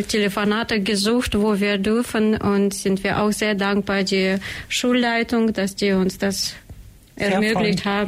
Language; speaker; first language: German; non-native, learner; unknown